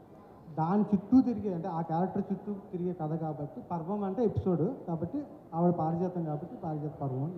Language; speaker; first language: Telugu; native; Telugu